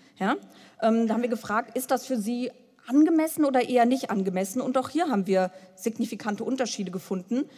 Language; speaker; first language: German; native; German